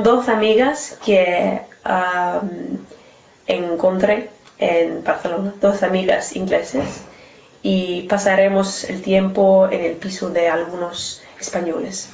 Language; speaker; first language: Spanish; non-native, learner; English